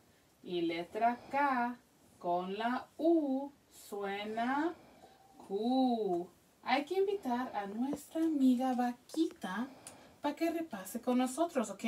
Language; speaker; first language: Spanish; early bilingual, heritage; Spanish